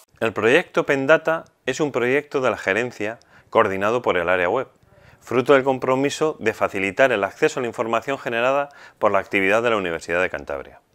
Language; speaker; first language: Spanish; native; Spanish